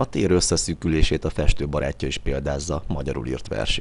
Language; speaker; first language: Hungarian; native; Hungarian